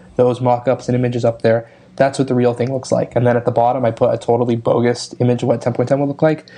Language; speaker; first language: English; native; English